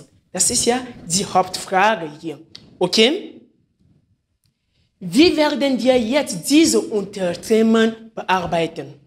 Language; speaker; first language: German; non-native, fluent; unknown